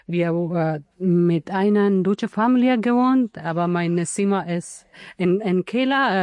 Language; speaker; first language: German; non-native, learner; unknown